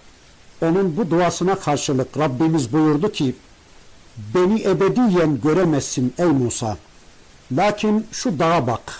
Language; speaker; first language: Turkish; native; Turkish